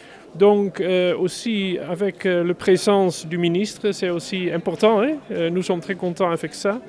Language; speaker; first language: French; non-native, fluent; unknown